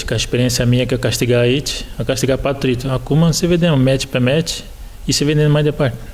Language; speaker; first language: Romanian; non-native, learner; Portuguese